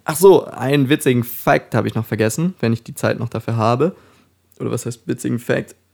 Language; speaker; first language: German; native; German